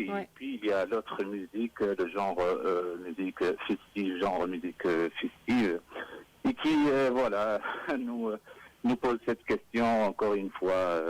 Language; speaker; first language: French; non-native, local second language; Arabic